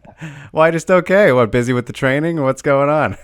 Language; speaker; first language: English; native; English